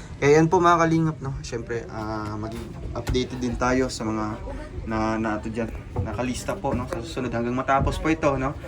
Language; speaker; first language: Filipino; non-native, local second language; Cebuano